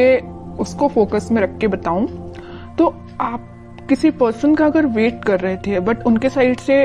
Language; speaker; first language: Hindi; native; Hindi